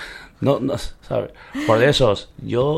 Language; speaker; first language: Spanish; non-native, learner; Chinese